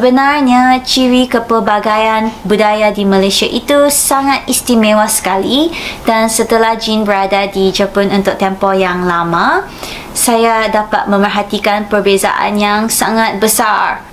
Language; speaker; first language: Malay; non-native, fluent; Japanese